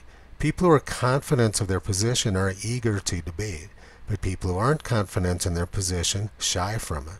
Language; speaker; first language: English; native; English